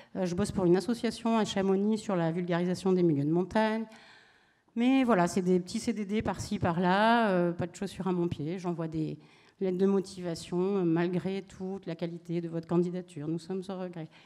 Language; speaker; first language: French; native; French